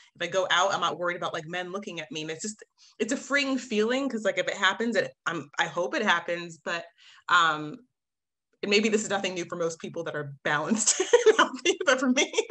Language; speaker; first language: English; native; English